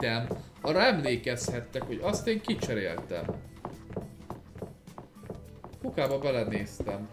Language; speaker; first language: Hungarian; native; Hungarian